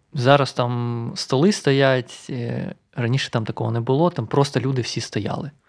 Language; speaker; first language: Ukrainian; non-native, local second language; Russian